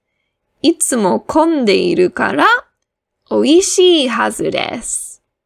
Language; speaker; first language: Japanese; non-native, fluent; English